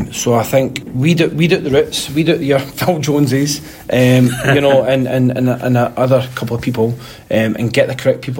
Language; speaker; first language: English; native; English